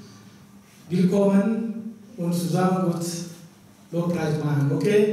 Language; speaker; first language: German; non-native, learner; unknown